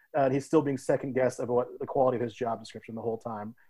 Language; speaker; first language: English; native; English